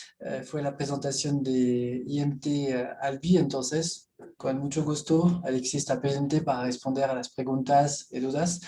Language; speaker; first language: Spanish; non-native, fluent; French